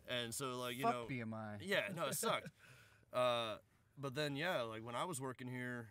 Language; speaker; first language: English; native; English